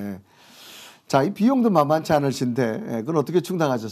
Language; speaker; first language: Korean; native; Korean